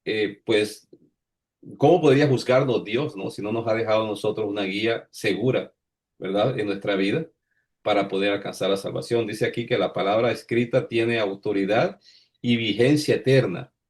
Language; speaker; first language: Spanish; native; Spanish